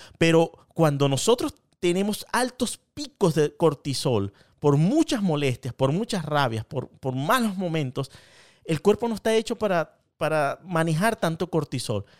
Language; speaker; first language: Spanish; native; Spanish